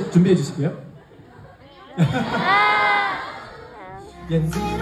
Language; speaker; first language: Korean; non-native, fluent; Chinese